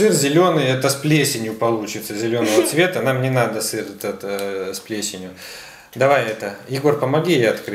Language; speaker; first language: Russian; native; Russian